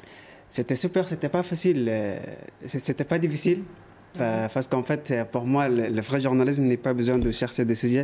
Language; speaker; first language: French; non-native, learner; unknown